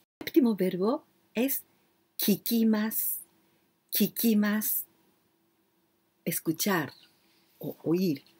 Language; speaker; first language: Spanish; non-native, learner; Japanese